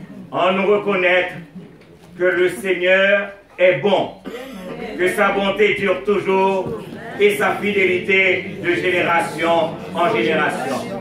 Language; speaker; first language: French; native; French